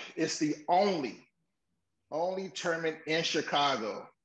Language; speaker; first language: English; native; English